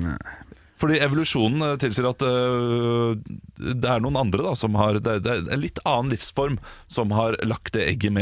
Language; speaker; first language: Norwegian; native; Norwegian